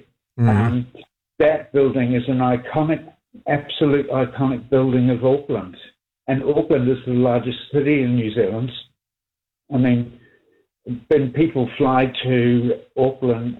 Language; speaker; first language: English; native; English